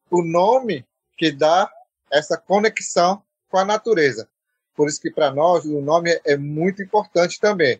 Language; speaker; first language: Portuguese; non-native, local second language; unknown